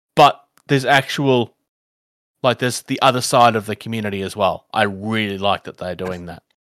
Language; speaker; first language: English; native; English